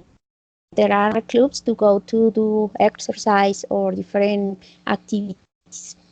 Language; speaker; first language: English; non-native, learner; Spanish